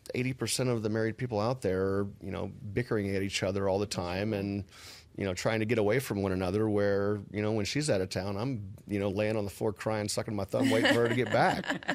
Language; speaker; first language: English; native; English